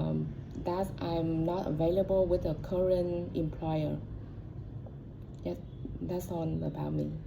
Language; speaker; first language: English; non-native, learner; Vietnamese